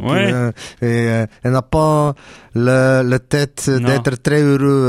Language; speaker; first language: French; non-native, local second language; Dutch